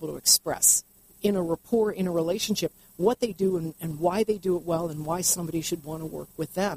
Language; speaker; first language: English; native; English